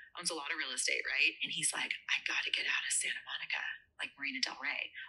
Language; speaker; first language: English; native; English